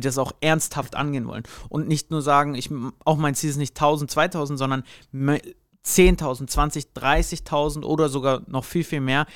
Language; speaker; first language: German; native; German